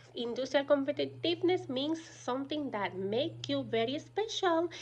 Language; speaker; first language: English; non-native, fluent; Spanish